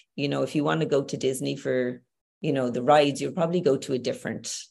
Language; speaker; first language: English; native; English